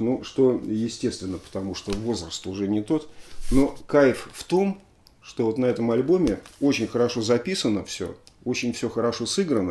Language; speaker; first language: Russian; native; Russian